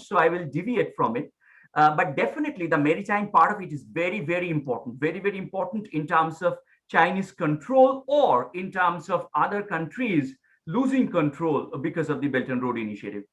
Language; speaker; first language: English; non-native, local second language; Bangla